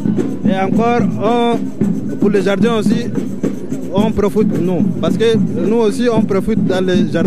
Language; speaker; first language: French; non-native, learner; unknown